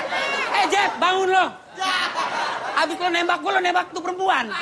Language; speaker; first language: Indonesian; native; Indonesian